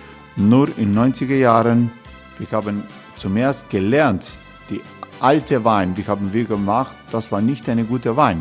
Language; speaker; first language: German; non-native, fluent; Croatian